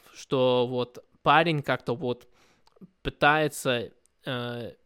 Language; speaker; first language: Russian; early bilingual, other home language; English